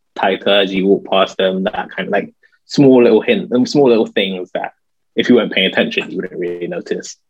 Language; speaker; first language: English; native; English